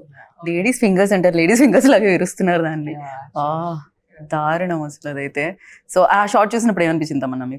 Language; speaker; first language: Telugu; native; Telugu